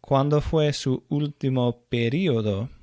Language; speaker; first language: Spanish; non-native, fluent; English